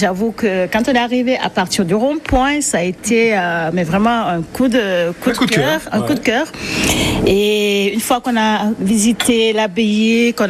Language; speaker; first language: French; non-native, local second language; Wolof